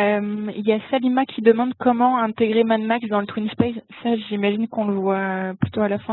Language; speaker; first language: French; native; French